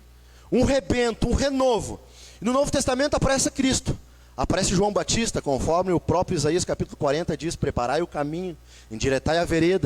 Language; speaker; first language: Portuguese; native; Portuguese